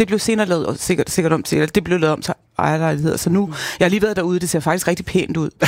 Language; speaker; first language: Danish; native; Danish